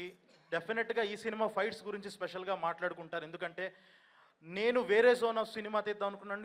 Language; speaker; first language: Telugu; native; Telugu